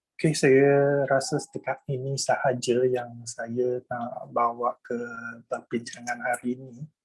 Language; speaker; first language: Malay; non-native, local second language; Chinese